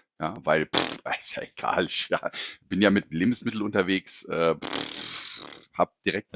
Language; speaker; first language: German; native; German